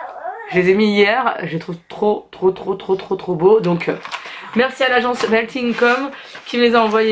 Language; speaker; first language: French; native; French